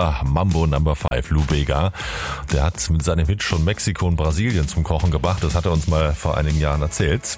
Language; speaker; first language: German; native; German